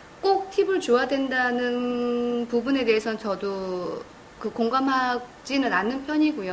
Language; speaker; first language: Korean; native; Korean